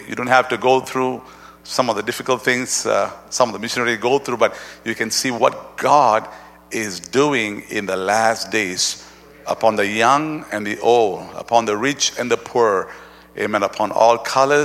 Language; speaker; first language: English; non-native, local second language; Tamil